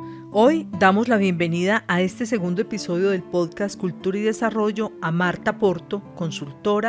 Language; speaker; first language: Spanish; native; Spanish